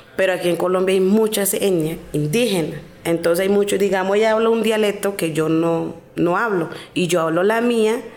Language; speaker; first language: Spanish; non-native, local second language; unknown